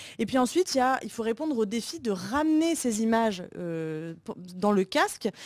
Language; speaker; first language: French; native; French